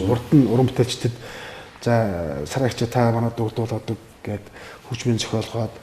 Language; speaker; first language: Mongolian; native; Mongolian